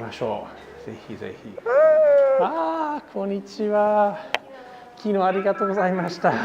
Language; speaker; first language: Japanese; non-native, learner; English